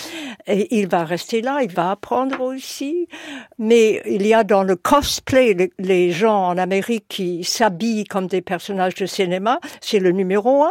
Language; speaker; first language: French; non-native, fluent; English